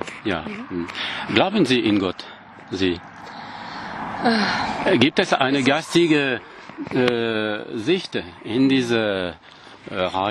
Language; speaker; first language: German; non-native, learner; French